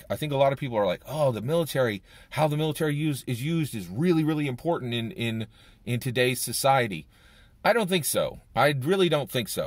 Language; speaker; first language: English; native; English